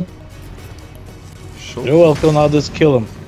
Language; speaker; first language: English; non-native, fluent; Norwegian